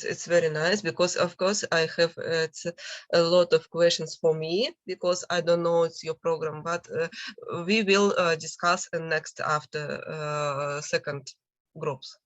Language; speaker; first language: English; non-native, learner; Russian